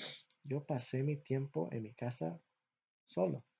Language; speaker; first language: Spanish; non-native, fluent; English